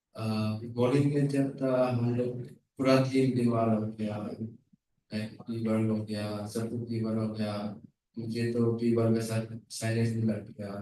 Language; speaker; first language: Hindi; non-native, local second language; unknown